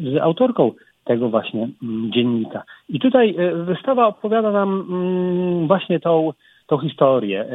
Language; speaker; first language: Polish; native; Polish